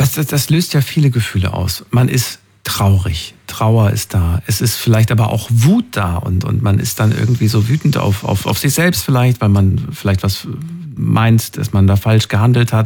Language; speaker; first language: German; native; German